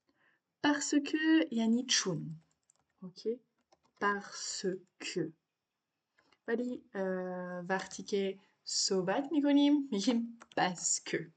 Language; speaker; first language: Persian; non-native, learner; French